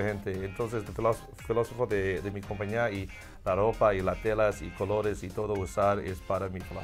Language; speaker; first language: Spanish; non-native, learner; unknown